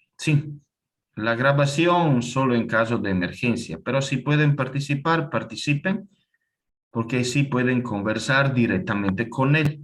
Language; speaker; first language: Spanish; non-native, fluent; Italian